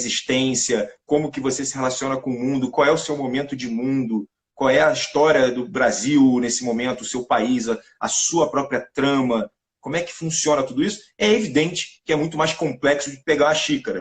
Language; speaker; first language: Portuguese; native; Portuguese